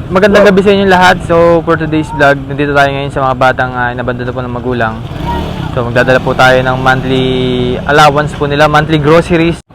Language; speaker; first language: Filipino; native; Filipino